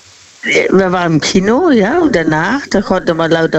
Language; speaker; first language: German; non-native, fluent; Hungarian